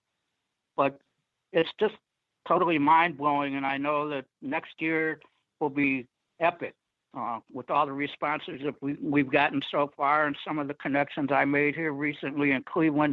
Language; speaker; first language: English; native; English